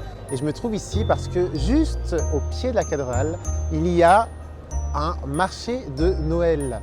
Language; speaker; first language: French; native; French